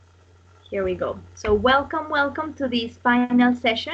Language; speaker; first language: English; non-native, fluent; Spanish